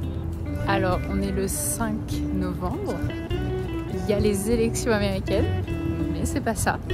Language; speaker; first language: French; native; French